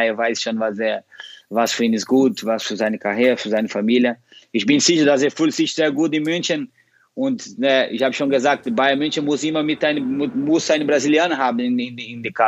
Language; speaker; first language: German; non-native, fluent; Portuguese